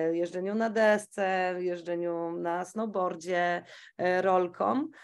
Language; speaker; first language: Polish; native; Polish